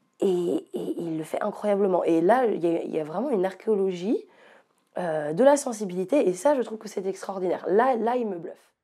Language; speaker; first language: French; native; French